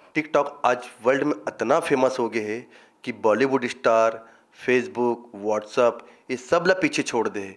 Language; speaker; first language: Hindi; native; Hindi